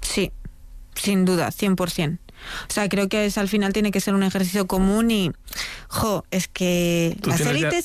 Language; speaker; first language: Spanish; native; Spanish